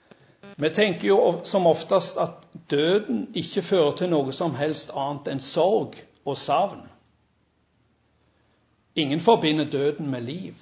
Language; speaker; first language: Norwegian; native; Norwegian